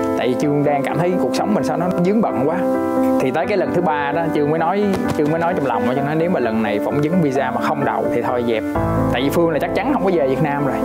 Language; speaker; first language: Vietnamese; native; Vietnamese